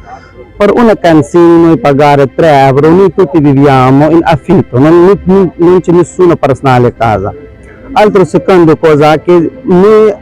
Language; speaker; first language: Italian; non-native, learner; Urdu